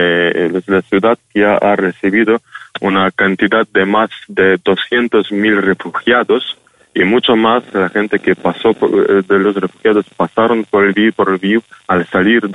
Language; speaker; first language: Spanish; non-native, fluent; Ukrainian